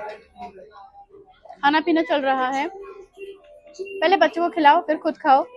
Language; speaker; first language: Hindi; non-native, local second language; Bangla